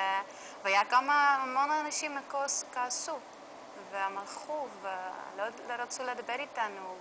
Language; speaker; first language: Hebrew; non-native, learner; Dutch